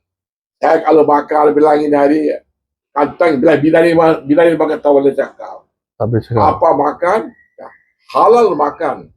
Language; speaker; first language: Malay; non-native, learner; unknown